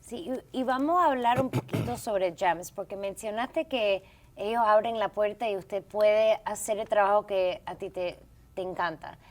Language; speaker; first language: Spanish; early bilingual, heritage; English